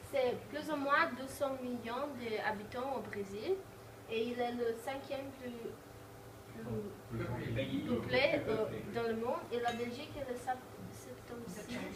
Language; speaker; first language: French; non-native, learner; Portuguese